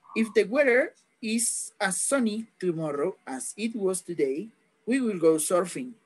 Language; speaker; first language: English; non-native, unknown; Spanish